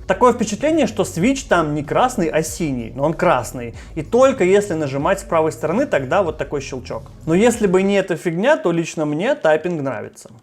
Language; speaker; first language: Russian; native; Russian